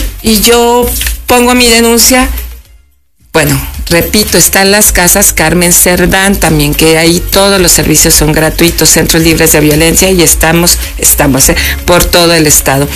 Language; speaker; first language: Spanish; native; Spanish